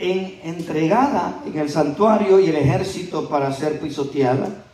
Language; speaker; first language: Spanish; native; Spanish